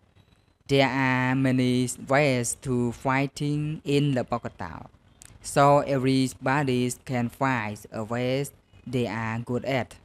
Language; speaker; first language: English; non-native, learner; Khmer